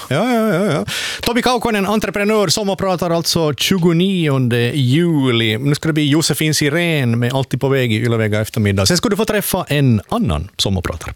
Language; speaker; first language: Swedish; native; Swedish